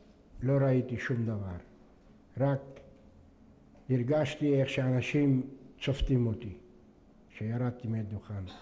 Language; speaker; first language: Hebrew; non-native, fluent; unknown